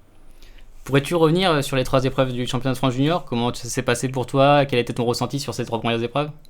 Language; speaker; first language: French; native; French